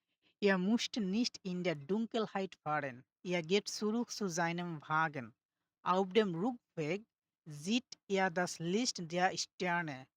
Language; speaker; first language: German; non-native, learner; Bangla